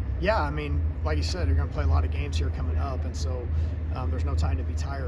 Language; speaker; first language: English; native; English